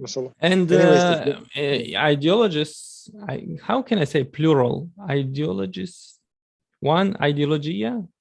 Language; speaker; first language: English; non-native, learner; Chechen